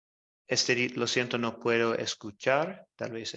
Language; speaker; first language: Spanish; non-native, fluent; English